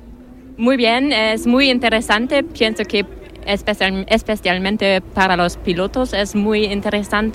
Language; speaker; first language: Spanish; non-native, learner; German